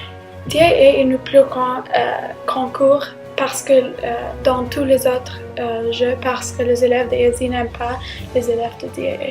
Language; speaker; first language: French; non-native, learner; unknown